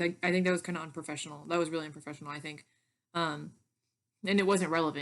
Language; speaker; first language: English; native; English